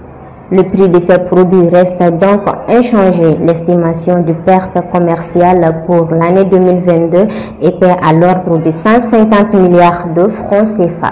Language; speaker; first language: French; non-native, local second language; Bambara